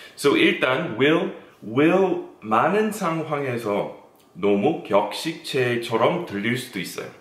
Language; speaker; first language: Korean; non-native, fluent; English